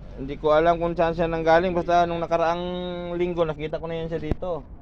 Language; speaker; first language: Filipino; non-native, local second language; Hiligaynon